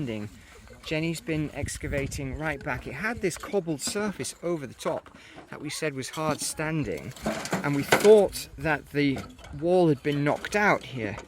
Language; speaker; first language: English; native; English